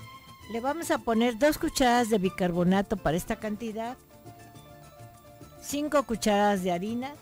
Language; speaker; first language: Spanish; native; Spanish